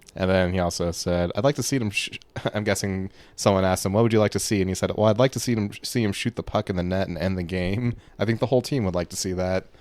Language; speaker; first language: English; native; English